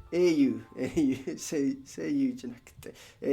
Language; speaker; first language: Japanese; non-native, learner; Spanish